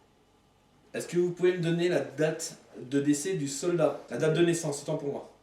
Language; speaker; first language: French; native; French